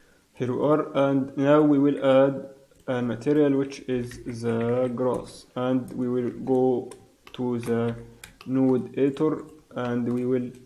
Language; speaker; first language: English; non-native, fluent; Arabic